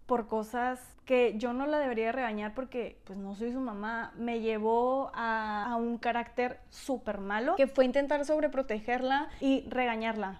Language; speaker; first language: Spanish; native; Spanish